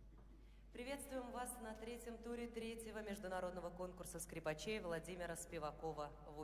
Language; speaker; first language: Russian; native; Russian